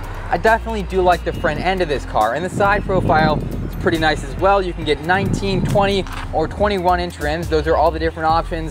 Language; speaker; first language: English; native; English